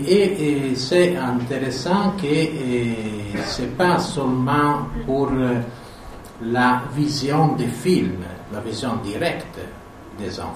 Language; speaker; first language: French; non-native, fluent; Italian